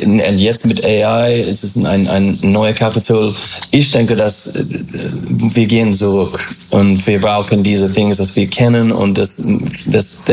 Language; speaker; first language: German; non-native, fluent; English